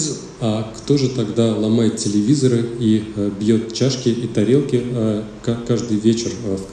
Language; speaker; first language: Russian; native; Russian